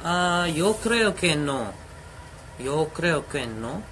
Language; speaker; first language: Spanish; non-native, learner; Korean